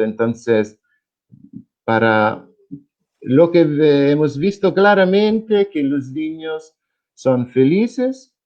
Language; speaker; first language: Spanish; non-native, fluent; Italian